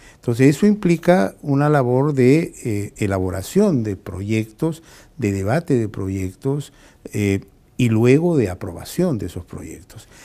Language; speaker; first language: Spanish; native; Spanish